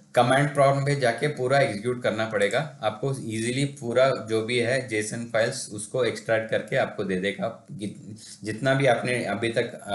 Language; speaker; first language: Hindi; non-native, local second language; Tamil